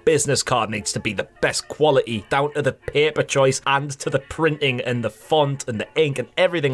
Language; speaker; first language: English; native; English